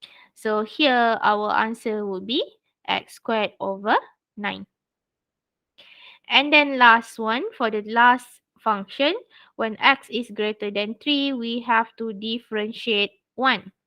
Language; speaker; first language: English; non-native, local second language; Malay